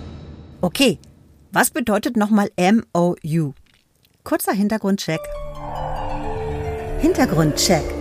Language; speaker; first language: German; native; German